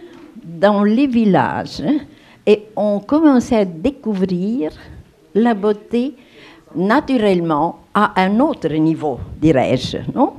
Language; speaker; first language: French; non-native, fluent; Romanian